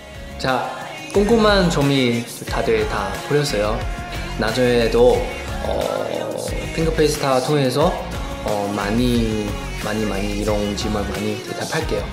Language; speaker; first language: Korean; non-native, fluent; Chinese